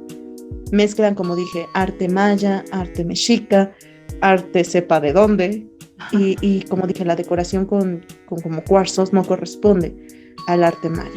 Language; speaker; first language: Spanish; native; Spanish